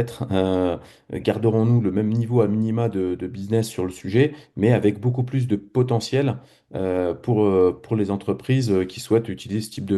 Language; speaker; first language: French; native; French